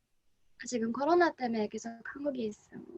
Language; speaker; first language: Korean; non-native, fluent; Russian